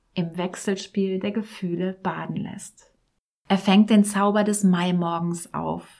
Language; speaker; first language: German; native; German